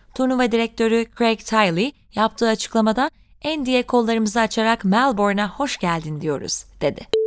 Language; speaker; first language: Turkish; native; Turkish